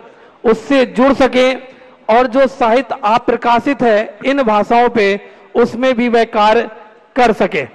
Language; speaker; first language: Hindi; native; Hindi